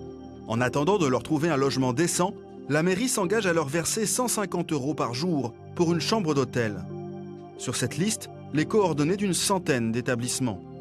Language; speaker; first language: French; native; French